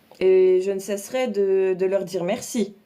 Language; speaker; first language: French; native; French